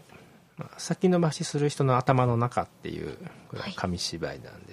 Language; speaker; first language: Japanese; native; Japanese